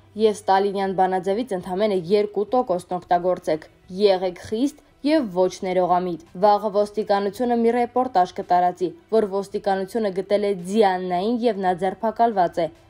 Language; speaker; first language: Armenian; native; Armenian